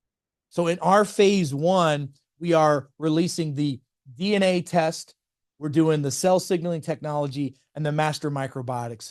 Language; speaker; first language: English; native; English